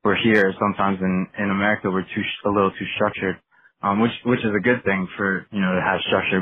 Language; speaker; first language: English; native; English